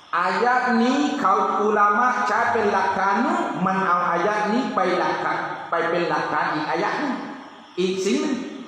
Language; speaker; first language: Thai; non-native, local second language; Pattani Malay